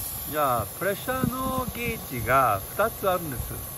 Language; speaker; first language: Japanese; non-native, fluent; English